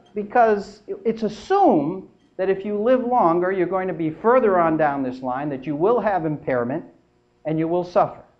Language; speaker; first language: English; native; English